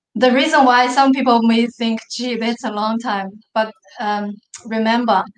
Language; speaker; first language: English; non-native, fluent; Chinese